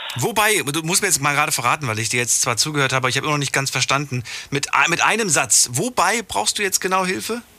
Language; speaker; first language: German; native; German